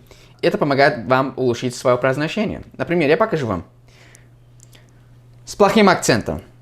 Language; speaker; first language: Russian; non-native, fluent; English